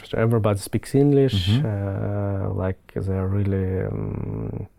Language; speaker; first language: English; non-native, fluent; Ukrainian